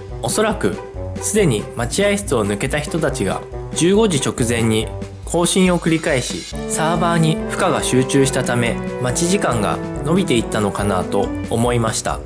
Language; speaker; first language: Japanese; native; Japanese